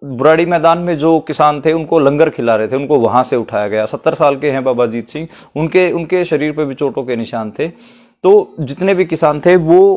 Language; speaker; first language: Hindi; native; Hindi